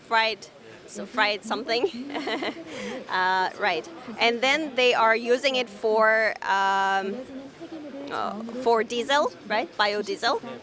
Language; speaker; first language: English; non-native, fluent; Korean